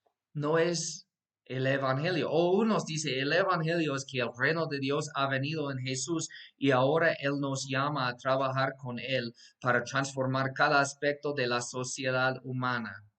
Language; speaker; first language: Spanish; non-native, fluent; English